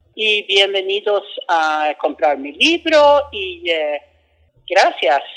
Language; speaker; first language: Spanish; non-native, fluent; Swedish